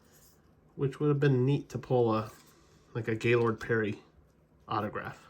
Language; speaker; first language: English; native; English